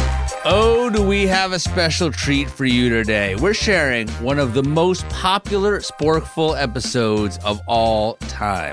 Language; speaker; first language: English; native; English